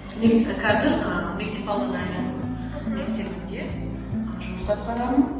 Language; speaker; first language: Kazakh; non-native, local second language; Russian